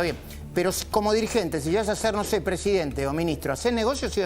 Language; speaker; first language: Spanish; native; Spanish